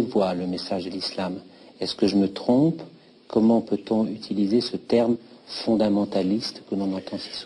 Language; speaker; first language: French; native; French